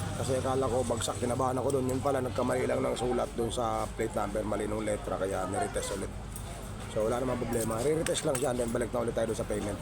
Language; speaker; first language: Filipino; non-native, local second language; Cebuano